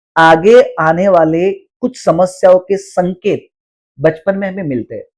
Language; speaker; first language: Hindi; non-native, local second language; Marathi